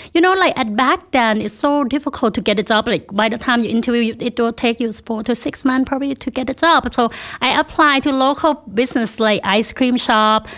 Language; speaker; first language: English; non-native, fluent; Thai